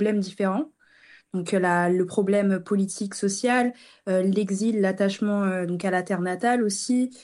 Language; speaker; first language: French; early bilingual, other home language; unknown